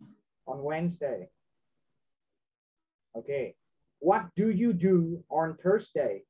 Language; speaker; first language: English; non-native, fluent; Vietnamese